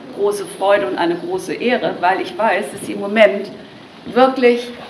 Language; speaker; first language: German; native; German